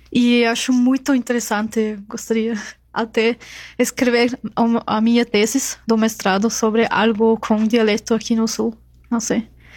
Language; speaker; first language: Portuguese; non-native, fluent; German